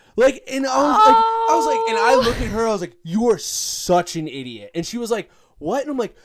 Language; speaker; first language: English; native; English